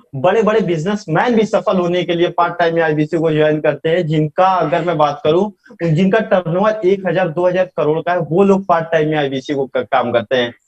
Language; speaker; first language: Hindi; native; Hindi